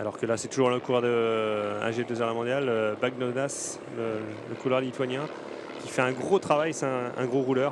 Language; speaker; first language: French; native; French